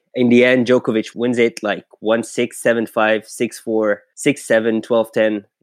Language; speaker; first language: English; non-native, fluent; French